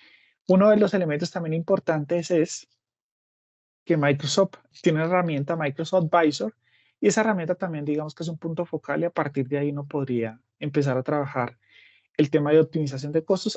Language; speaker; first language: Spanish; native; Spanish